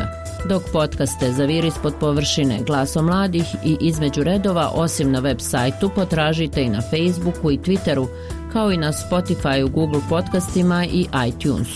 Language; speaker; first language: Croatian; native; Croatian